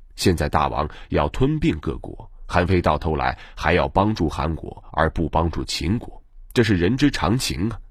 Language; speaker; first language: Chinese; native; Chinese